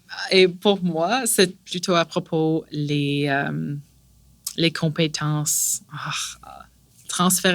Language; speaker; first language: French; non-native, local second language; English